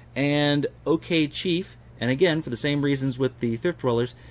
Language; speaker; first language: English; native; English